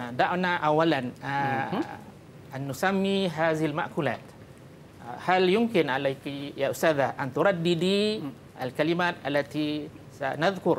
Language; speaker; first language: Arabic; non-native, fluent; Malay